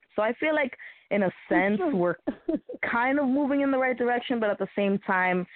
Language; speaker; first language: English; early bilingual, other home language; Spanish